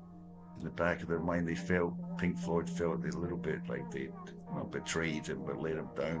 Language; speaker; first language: English; native; English